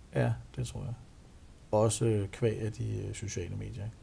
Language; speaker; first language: Danish; native; Danish